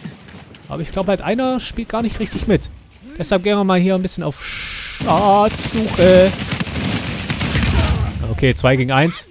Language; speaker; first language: German; native; German